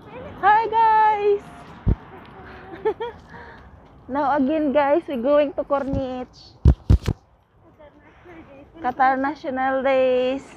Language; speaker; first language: English; non-native, local second language; Filipino